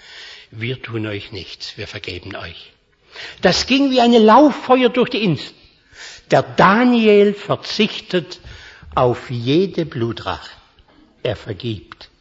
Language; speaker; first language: German; native; German